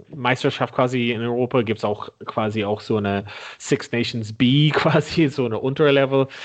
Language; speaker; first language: German; non-native, fluent; English